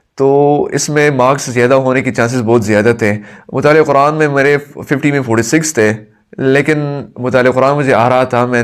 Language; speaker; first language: Urdu; non-native, local second language; Pashto